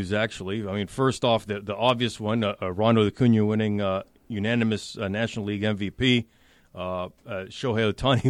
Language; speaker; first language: English; native; English